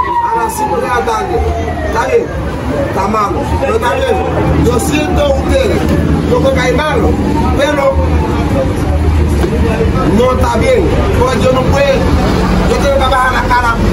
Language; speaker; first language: Spanish; non-native, learner; Haitian Creole